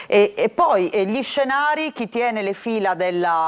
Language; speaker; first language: Italian; native; Italian